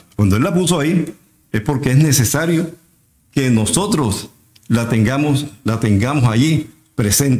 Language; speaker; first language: Spanish; native; Spanish